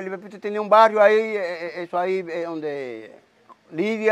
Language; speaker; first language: Spanish; native; Spanish